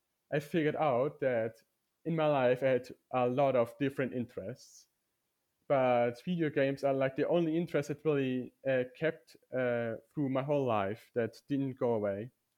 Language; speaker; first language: English; non-native, fluent; German